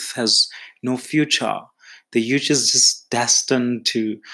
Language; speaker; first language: English; non-native, local second language; Xhosa